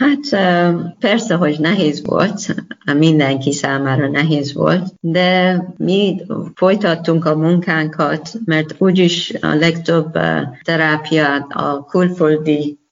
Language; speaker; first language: Hungarian; non-native, learner; Persian